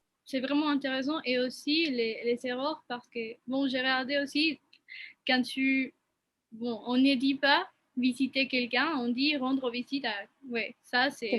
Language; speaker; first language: French; non-native, fluent; Spanish